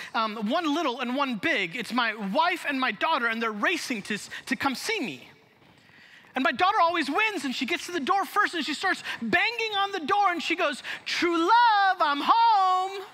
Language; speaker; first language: English; native; English